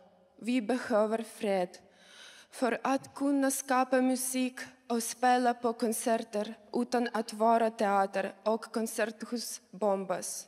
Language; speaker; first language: Swedish; non-native, learner; Ukrainian